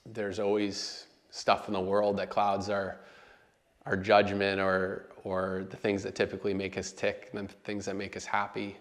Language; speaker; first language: English; native; English